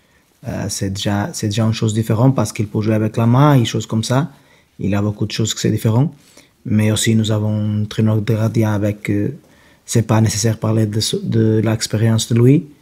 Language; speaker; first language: French; non-native, fluent; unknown